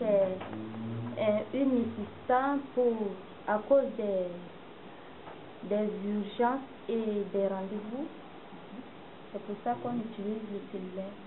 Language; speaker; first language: French; non-native, learner; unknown